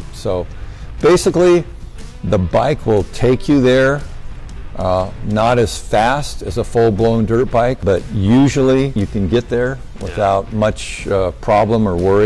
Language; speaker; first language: English; native; English